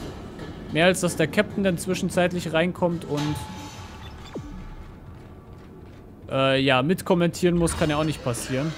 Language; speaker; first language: German; native; German